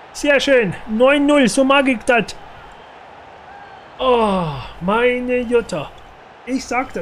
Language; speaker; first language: German; native; German